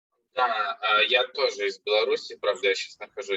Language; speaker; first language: Russian; native; Russian